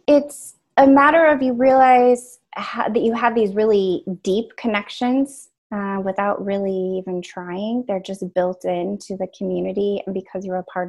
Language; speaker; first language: English; native; English